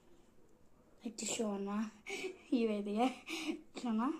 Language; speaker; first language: Icelandic; non-native, learner; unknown